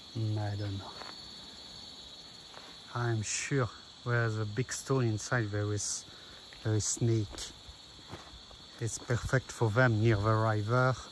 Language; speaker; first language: English; non-native, learner; French